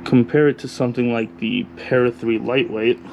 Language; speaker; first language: English; native; English